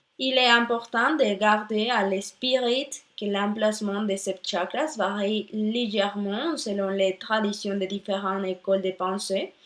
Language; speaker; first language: French; non-native, learner; Spanish